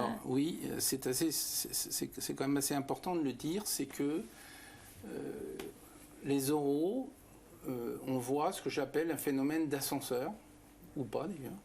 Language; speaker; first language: French; native; French